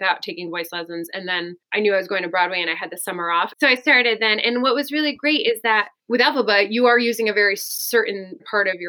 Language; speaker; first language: English; native; English